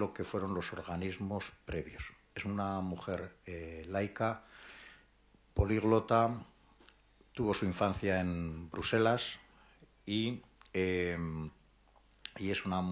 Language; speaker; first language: Spanish; native; Spanish